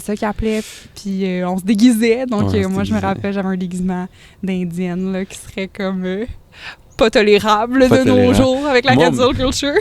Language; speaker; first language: French; native; French